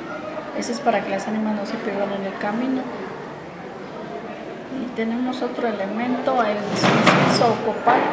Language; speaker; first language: Spanish; native; Spanish